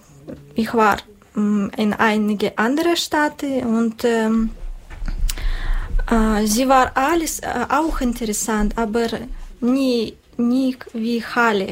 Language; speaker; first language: German; non-native, learner; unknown